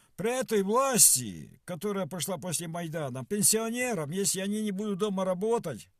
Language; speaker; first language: Russian; non-native, local second language; Ukrainian